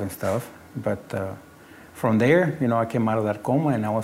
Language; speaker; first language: English; non-native, fluent; Spanish